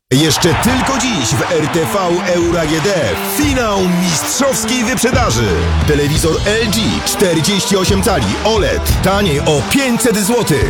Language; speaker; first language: Polish; native; Polish